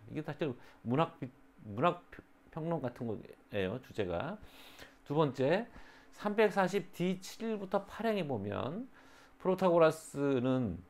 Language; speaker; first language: Korean; native; Korean